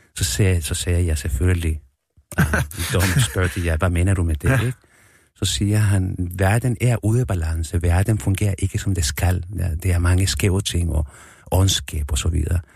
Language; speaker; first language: Danish; non-native, fluent; Spanish